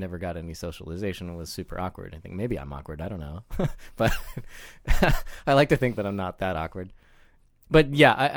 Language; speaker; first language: English; native; English